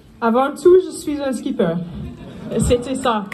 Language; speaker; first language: French; non-native, fluent; Afrikaans